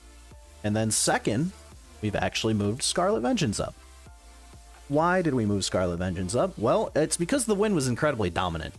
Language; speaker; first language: English; native; English